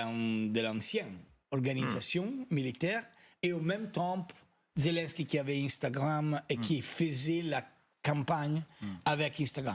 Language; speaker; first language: French; non-native, fluent; Italian